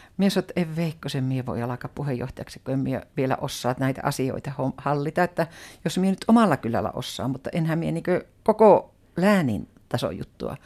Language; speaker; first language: Finnish; native; Finnish